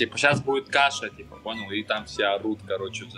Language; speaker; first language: Russian; non-native, local second language; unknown